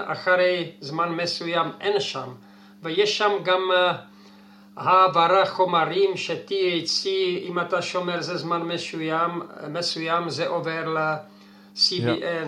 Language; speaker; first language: Hebrew; non-native, fluent; Czech